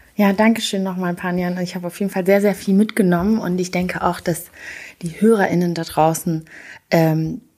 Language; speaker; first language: German; early bilingual, other home language; Kinyarwanda